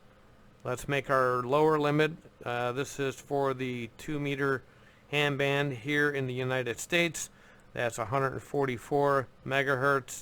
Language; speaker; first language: English; native; English